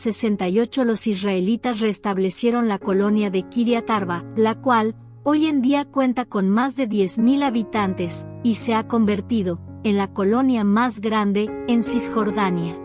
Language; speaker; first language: Spanish; native; Spanish